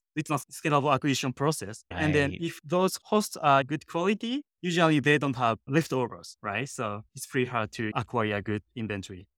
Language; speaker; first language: English; non-native, fluent; Japanese